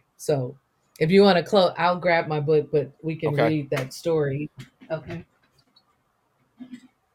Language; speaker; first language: English; native; English